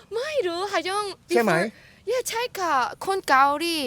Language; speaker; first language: Thai; non-native, learner; Korean